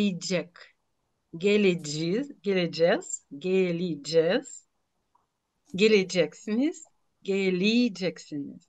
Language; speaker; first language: Turkish; non-native, fluent; Ukrainian